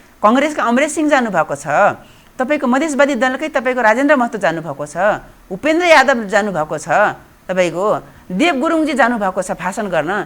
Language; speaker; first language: Nepali; non-native, local second language; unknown